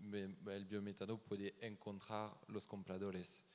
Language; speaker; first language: Spanish; non-native, fluent; French